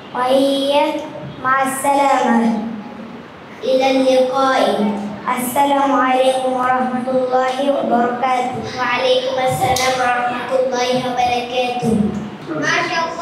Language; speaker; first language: Arabic; non-native, learner; Bangla